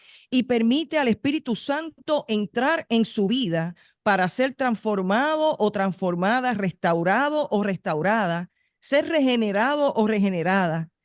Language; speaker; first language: Spanish; native; Spanish